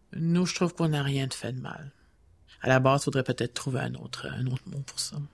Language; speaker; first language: French; native; French